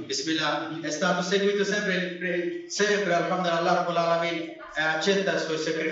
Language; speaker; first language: Italian; non-native, fluent; Bangla